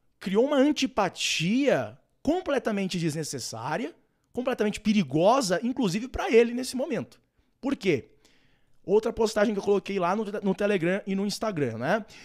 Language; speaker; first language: Portuguese; native; Portuguese